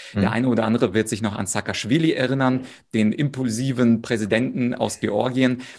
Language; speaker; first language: German; early bilingual, other home language; Russian